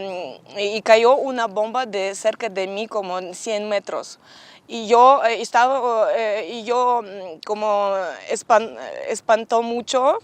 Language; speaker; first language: Spanish; non-native, learner; Ukrainian